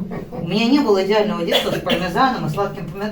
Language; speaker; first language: Russian; native; Russian